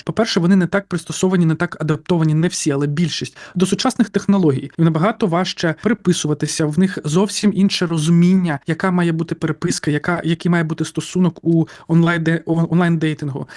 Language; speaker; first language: Ukrainian; native; Ukrainian